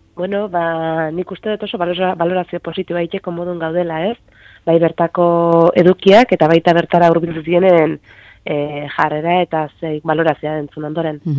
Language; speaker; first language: Basque; native; Basque